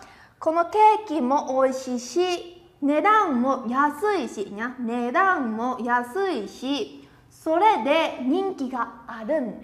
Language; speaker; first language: Japanese; non-native, fluent; Vietnamese